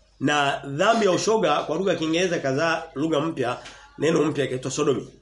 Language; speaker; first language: Swahili; native; Swahili